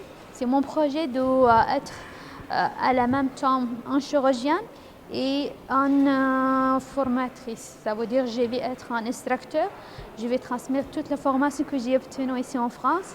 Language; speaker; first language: French; non-native, fluent; Arabic